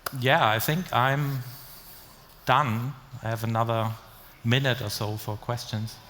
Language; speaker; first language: English; non-native, fluent; German